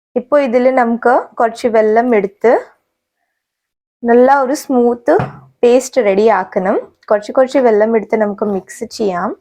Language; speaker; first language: Malayalam; non-native, learner; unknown